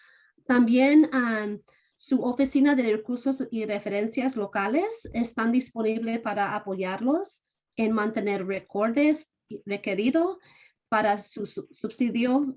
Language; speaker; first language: Spanish; non-native, fluent; English